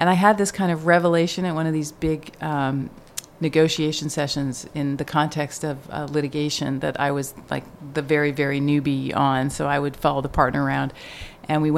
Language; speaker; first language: English; native; English